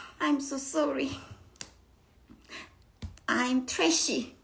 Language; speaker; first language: English; non-native, learner; Korean